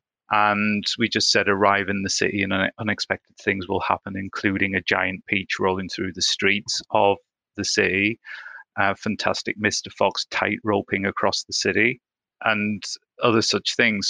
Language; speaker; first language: English; native; English